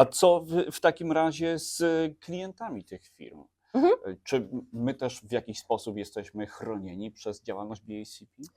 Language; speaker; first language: Polish; native; Polish